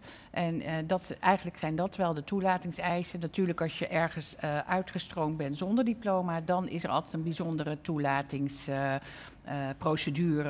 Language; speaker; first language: Dutch; native; Dutch